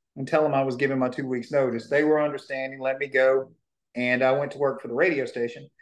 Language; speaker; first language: English; native; English